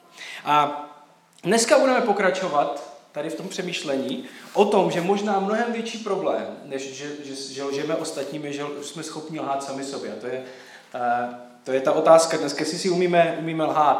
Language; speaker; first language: Czech; native; Czech